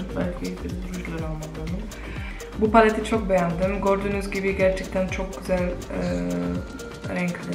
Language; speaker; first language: Turkish; non-native, fluent; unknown